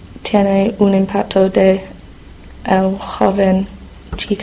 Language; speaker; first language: Spanish; non-native, learner; English